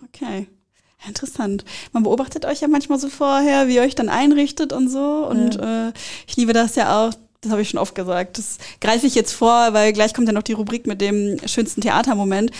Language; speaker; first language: German; native; German